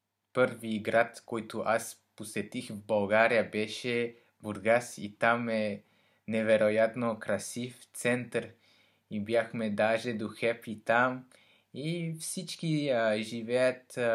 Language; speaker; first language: Bulgarian; non-native, learner; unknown